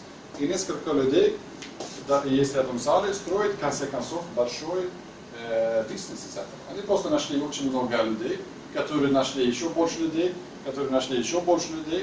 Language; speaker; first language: Russian; non-native, learner; Swedish